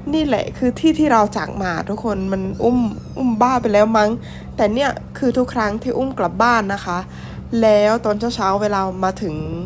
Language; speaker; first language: Thai; non-native, local second language; Northern Khmer